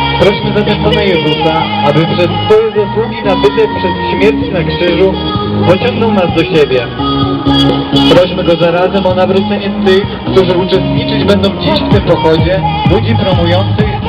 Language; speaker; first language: Polish; native; Polish